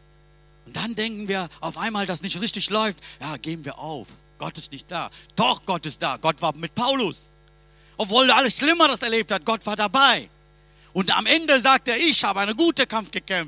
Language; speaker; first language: German; non-native, learner; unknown